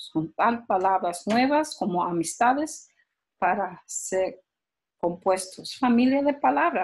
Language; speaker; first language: Spanish; early bilingual, heritage; Spanish